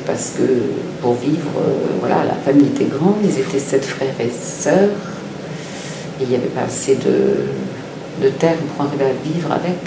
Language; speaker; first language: French; early bilingual, other home language; Italian